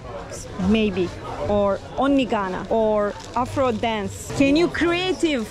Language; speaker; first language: English; non-native, learner; Turkish